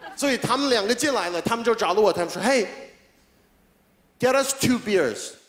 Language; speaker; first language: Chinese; non-native, fluent; English